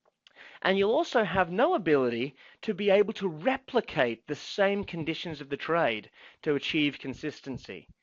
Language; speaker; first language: English; native; English